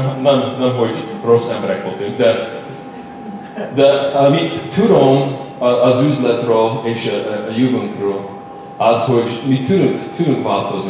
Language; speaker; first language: Hungarian; non-native, learner; English